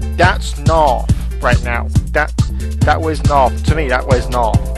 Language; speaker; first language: English; native; English